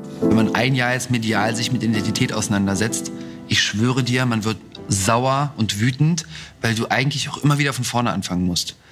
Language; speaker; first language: German; early bilingual, other home language; Russian